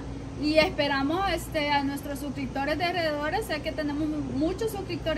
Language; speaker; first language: Spanish; native; Spanish